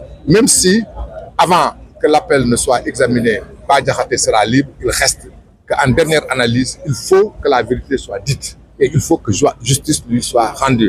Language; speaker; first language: French; non-native, local second language; Wolof